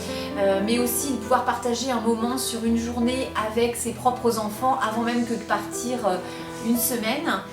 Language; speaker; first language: French; native; French